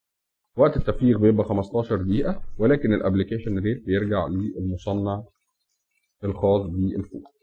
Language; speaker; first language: Arabic; native; Arabic